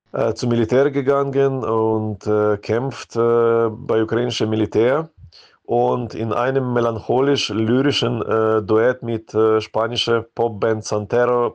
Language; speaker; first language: German; non-native, fluent; Ukrainian